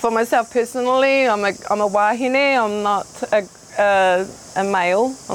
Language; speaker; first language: English; native; English